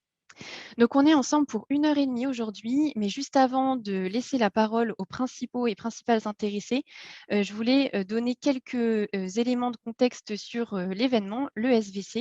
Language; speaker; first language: French; native; French